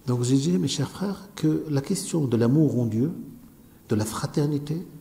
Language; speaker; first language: French; non-native, local second language; Arabic